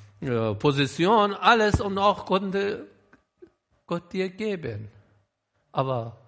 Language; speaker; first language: German; non-native, learner; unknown